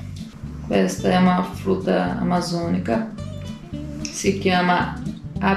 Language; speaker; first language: Italian; non-native, learner; Portuguese